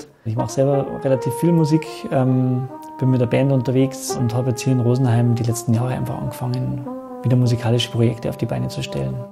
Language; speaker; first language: German; native; German